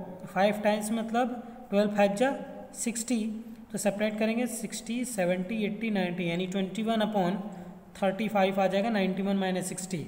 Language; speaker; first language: Hindi; native; Hindi